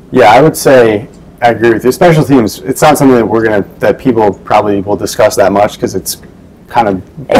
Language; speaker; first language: English; native; English